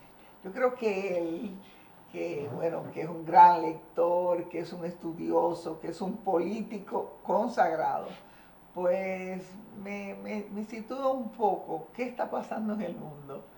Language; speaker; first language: Spanish; native; Spanish